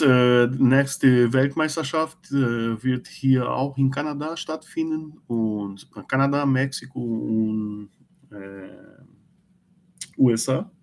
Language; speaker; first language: German; non-native, learner; Portuguese